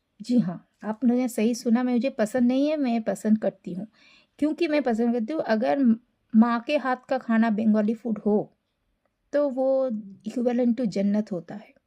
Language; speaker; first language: Hindi; non-native, local second language; Bangla